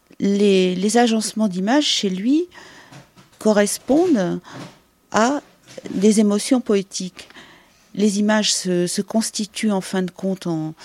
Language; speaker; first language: French; native; French